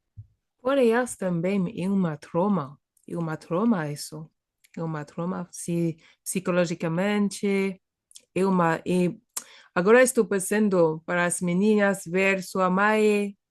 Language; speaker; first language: Portuguese; non-native, fluent; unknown